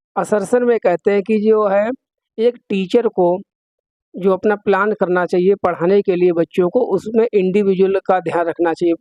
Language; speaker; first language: Hindi; native; Hindi